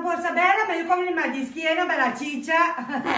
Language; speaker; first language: Italian; native; Italian